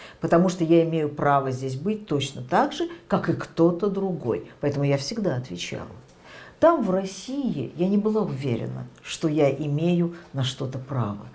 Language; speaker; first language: Russian; native; Russian